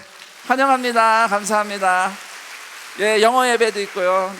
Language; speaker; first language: Korean; native; Korean